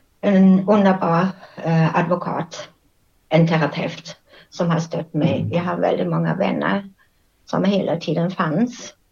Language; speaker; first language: Swedish; non-native, fluent; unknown